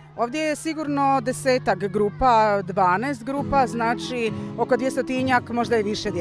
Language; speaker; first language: Croatian; native; Croatian